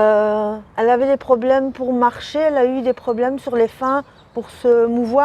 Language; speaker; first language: French; native; French